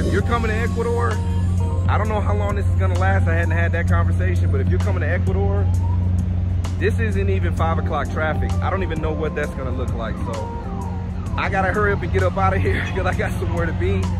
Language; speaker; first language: English; native; English